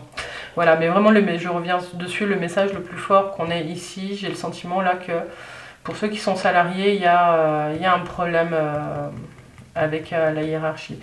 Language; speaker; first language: French; native; French